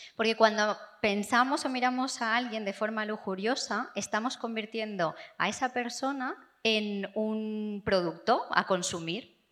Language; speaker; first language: Spanish; non-native, fluent; English